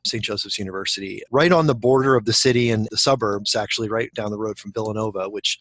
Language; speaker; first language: English; native; English